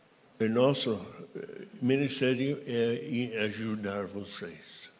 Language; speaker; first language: Portuguese; non-native, fluent; English